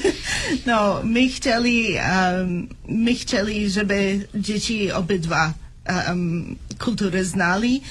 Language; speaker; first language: Polish; early bilingual, heritage; Polish